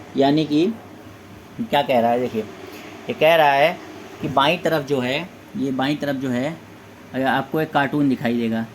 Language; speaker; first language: Hindi; native; Hindi